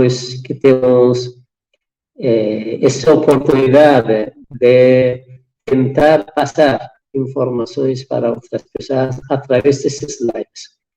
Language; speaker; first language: Portuguese; non-native, fluent; Persian